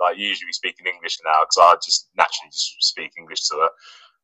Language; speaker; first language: English; non-native, local second language; Russian